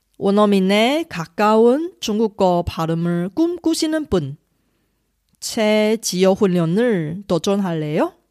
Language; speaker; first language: Korean; non-native, fluent; Chinese